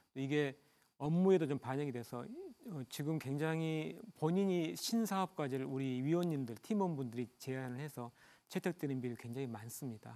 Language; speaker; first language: Korean; native; Korean